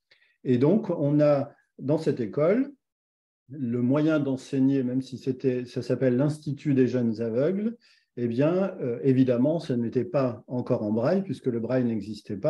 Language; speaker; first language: French; native; French